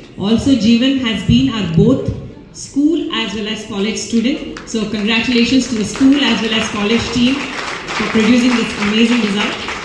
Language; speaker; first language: English; non-native, local second language; Telugu